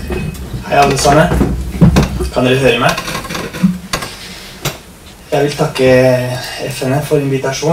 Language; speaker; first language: Norwegian; non-native, fluent; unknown